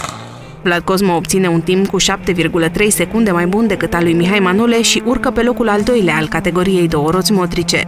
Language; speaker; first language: Romanian; native; Romanian